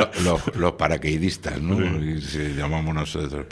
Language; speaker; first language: Spanish; native; Spanish